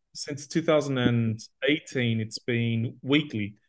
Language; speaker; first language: English; native; English